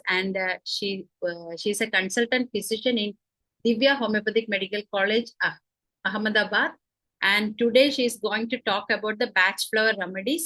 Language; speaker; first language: English; non-native, local second language; Malayalam